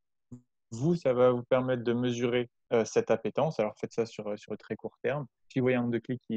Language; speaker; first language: French; native; French